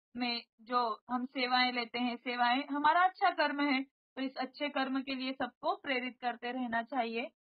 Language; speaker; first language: Hindi; non-native, local second language; Marathi